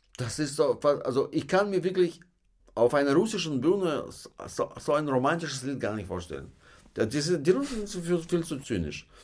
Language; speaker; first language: German; non-native, fluent; Russian